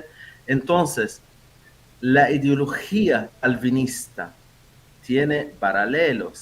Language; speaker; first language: Spanish; non-native, fluent; Arabic